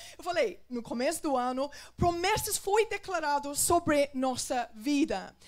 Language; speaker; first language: Portuguese; non-native, fluent; English